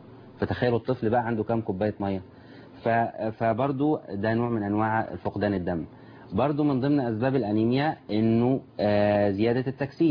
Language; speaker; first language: Arabic; native; Arabic